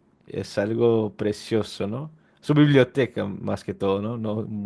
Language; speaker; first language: Spanish; non-native, fluent; Portuguese